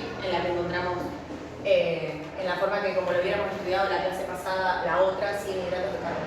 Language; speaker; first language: Spanish; native; Spanish